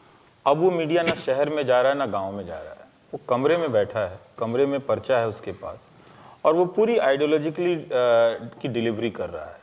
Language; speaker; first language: Hindi; native; Hindi